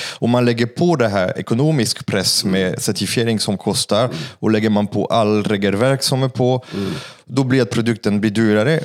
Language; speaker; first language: Swedish; non-native, fluent; French